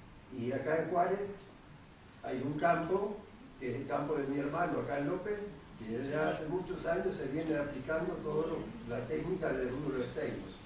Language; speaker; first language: Spanish; native; Spanish